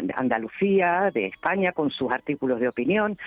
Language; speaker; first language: Spanish; native; Spanish